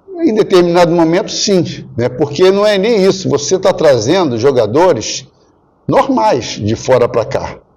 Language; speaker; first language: Portuguese; native; Portuguese